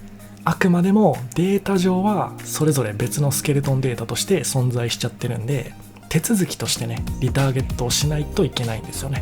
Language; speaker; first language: Japanese; native; Japanese